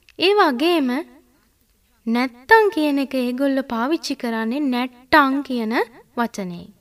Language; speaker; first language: Sinhala; native; Sinhala